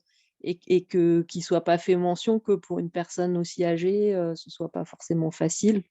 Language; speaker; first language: French; native; French